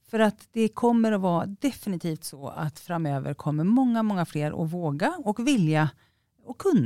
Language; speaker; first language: Swedish; native; Swedish